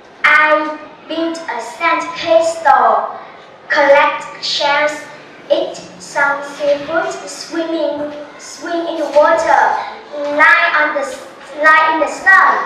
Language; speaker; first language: English; non-native, learner; Vietnamese